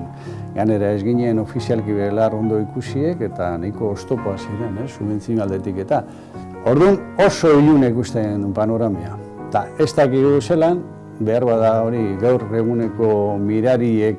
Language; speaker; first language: Basque; native; Basque